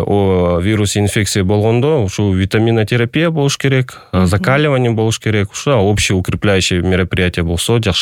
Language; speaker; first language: Kyrgyz; non-native, local second language; Russian